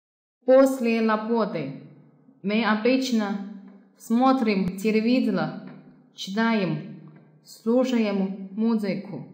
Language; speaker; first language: Russian; non-native, fluent; Chinese